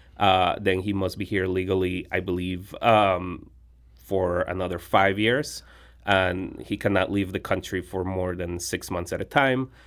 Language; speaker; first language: English; non-native, fluent; Spanish